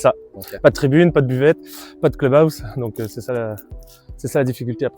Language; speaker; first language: French; native; French